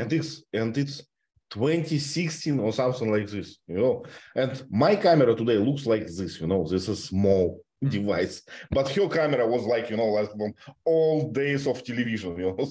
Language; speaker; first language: English; non-native, fluent; Russian